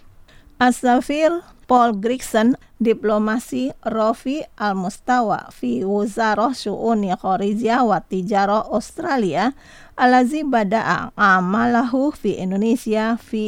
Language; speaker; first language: Arabic; non-native, fluent; Indonesian